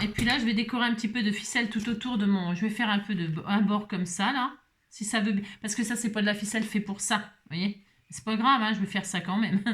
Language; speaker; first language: French; native; French